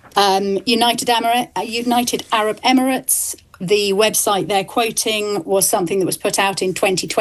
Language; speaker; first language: English; native; English